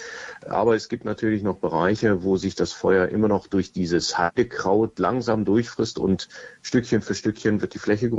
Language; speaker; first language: German; native; German